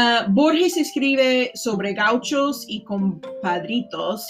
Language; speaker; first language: Spanish; non-native, fluent; English